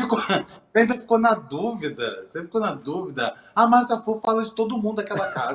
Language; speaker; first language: Portuguese; native; Portuguese